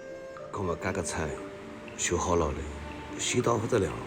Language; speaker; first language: Chinese; non-native, local second language; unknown